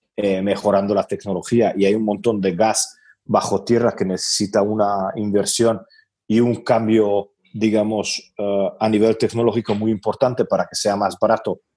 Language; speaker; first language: Spanish; non-native, fluent; Hungarian